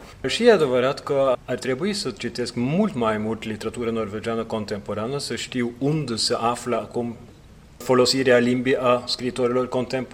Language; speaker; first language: Romanian; non-native, fluent; Norwegian